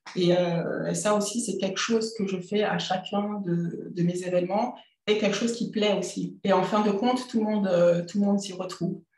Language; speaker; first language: French; native; French